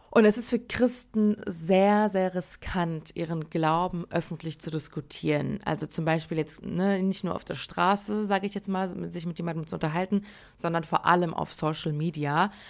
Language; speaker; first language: German; early bilingual, other home language; Persian